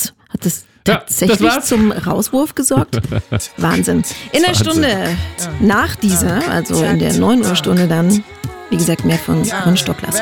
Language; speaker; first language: German; native; German